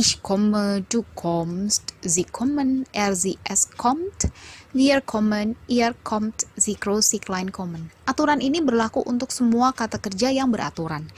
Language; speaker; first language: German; non-native, fluent; Indonesian